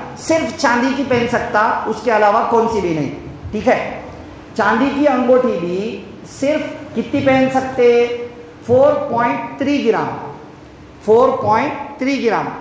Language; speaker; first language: Urdu; native; Urdu